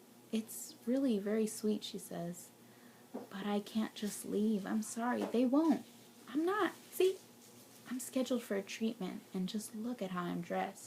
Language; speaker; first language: English; native; English